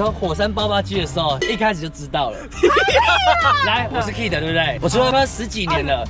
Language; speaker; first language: Chinese; native; Chinese